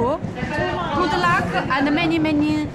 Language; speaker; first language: English; non-native, learner; French